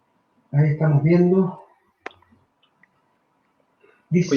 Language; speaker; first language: Spanish; native; Spanish